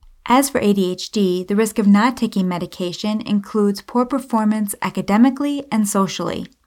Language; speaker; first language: English; native; English